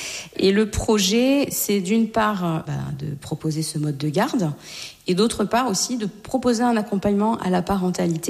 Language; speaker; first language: French; native; French